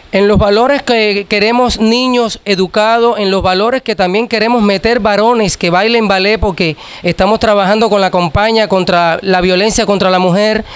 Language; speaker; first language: Spanish; native; Spanish